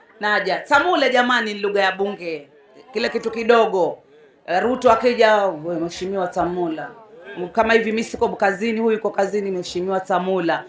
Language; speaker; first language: Swahili; non-native, local second language; Giryama